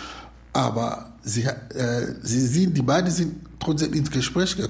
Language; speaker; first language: German; non-native, learner; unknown